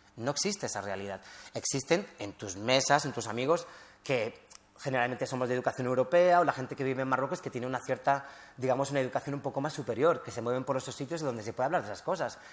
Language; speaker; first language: Spanish; early bilingual, other home language; Riffian